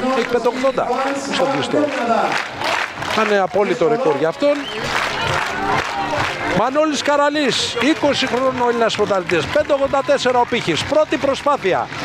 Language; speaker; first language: Greek; native; Greek